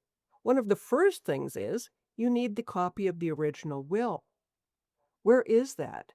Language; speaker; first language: English; native; English